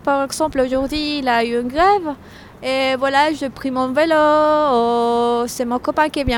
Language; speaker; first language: French; non-native, learner; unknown